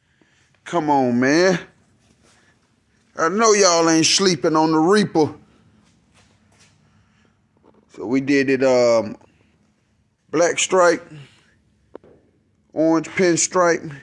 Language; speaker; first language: English; native; English